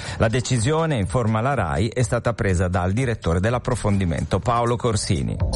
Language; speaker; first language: Italian; native; Italian